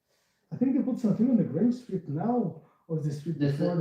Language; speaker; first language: English; non-native, fluent; Portuguese